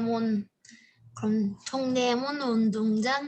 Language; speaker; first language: Korean; non-native, learner; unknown